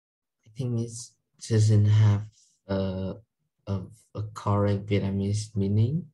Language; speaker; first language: English; non-native, learner; Vietnamese